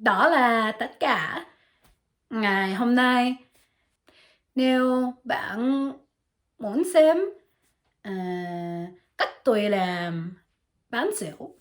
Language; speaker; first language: Vietnamese; non-native, learner; French